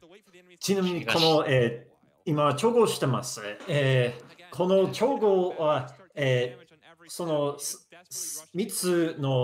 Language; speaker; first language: Japanese; non-native, learner; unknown